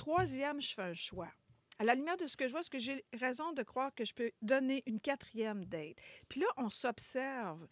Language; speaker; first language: French; native; French